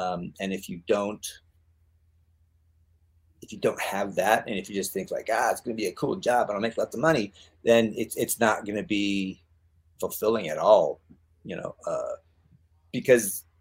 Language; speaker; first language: English; native; English